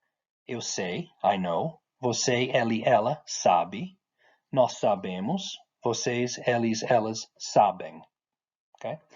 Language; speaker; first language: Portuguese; non-native, fluent; English